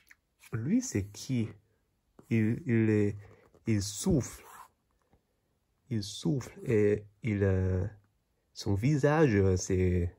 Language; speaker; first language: French; non-native, fluent; Chinese